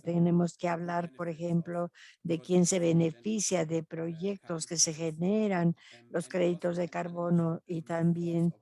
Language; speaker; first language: Spanish; non-native, fluent; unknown